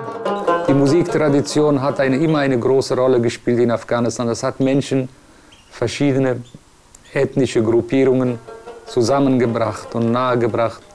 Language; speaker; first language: German; non-native, fluent; Persian